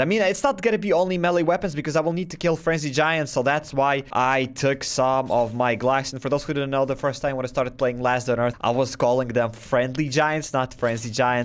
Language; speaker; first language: English; non-native, fluent; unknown